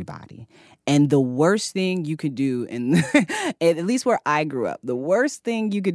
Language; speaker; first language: English; native; English